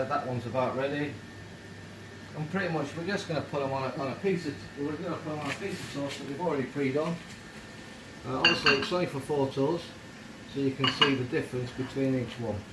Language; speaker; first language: English; native; English